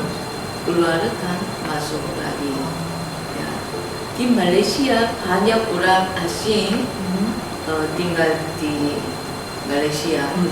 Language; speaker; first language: Indonesian; non-native, learner; Korean